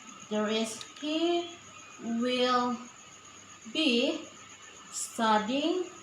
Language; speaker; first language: English; non-native, learner; Indonesian